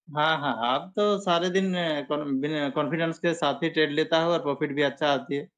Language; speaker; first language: Hindi; non-native, local second language; Bangla